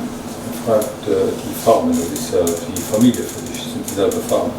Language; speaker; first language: German; non-native, local second language; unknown